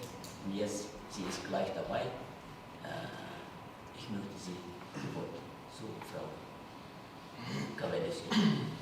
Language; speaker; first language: German; non-native, fluent; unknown